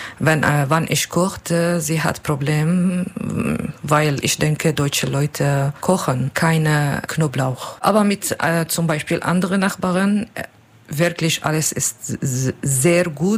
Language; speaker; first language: German; non-native, learner; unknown